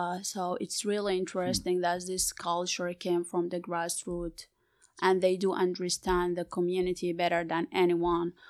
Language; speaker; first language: English; non-native, fluent; Arabic